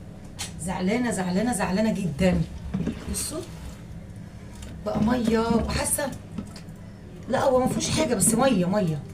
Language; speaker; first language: Arabic; native; Arabic